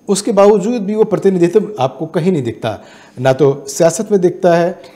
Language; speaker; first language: Hindi; native; Hindi